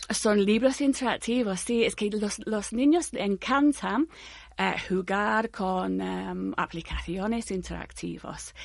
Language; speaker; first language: Spanish; non-native, fluent; English